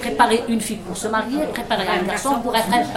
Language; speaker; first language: French; non-native, local second language; Arabic